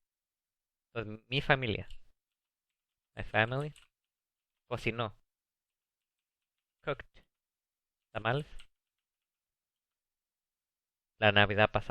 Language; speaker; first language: Spanish; early bilingual, heritage; English